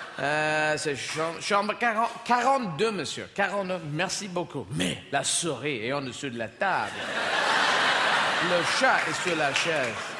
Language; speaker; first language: French; non-native, learner; English